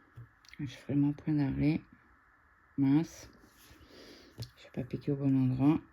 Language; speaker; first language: French; native; French